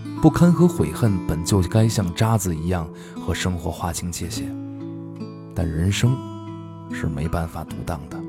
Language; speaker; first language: Chinese; native; Chinese